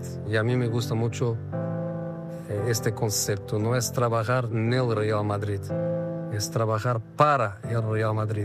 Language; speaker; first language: Spanish; non-native, fluent; Portuguese